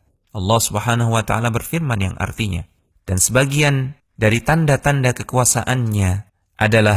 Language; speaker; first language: Indonesian; native; Indonesian